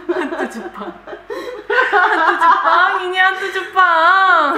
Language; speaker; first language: Indonesian; non-native, learner; Korean